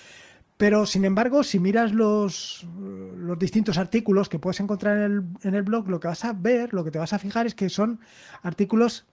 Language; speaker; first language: Spanish; native; Spanish